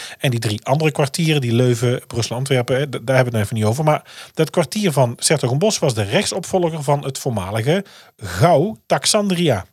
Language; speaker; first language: Dutch; native; Dutch